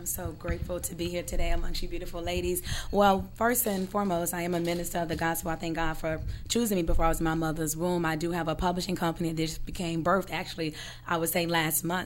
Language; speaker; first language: English; native; English